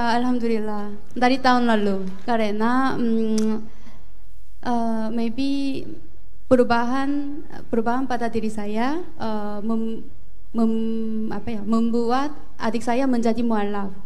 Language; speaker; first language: Indonesian; non-native, fluent; Korean